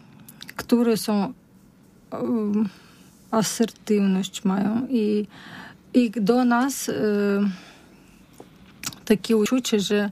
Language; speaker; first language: Polish; non-native, learner; Russian